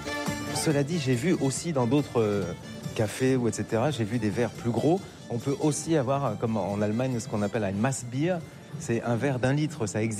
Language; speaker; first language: French; native; French